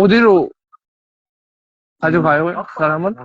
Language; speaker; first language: Korean; non-native, learner; Uzbek